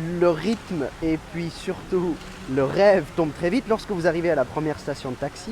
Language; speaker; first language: French; native; French